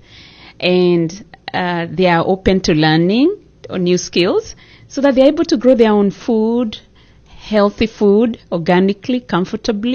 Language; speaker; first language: English; non-native, local second language; Kikuyu